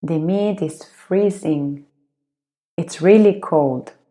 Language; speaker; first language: English; non-native, fluent; Spanish